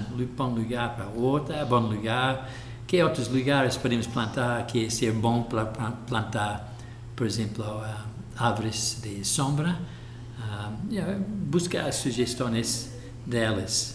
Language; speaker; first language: Portuguese; non-native, local second language; English